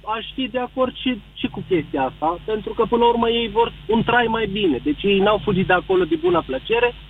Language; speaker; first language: Romanian; early bilingual, heritage; Arabic